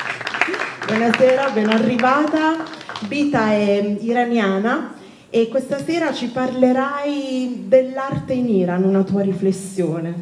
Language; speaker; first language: Italian; native; Italian